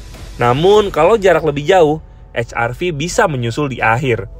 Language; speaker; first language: Indonesian; native; Indonesian